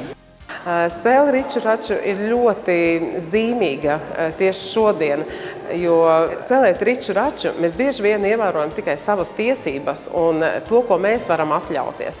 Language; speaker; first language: Latvian; native; Latvian